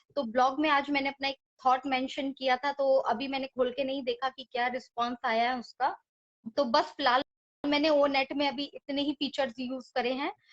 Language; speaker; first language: Hindi; native; Hindi